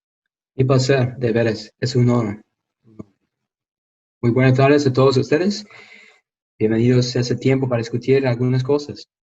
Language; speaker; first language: Spanish; non-native, fluent; English